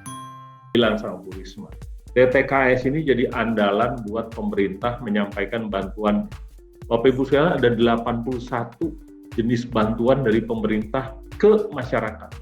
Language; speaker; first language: Indonesian; native; Indonesian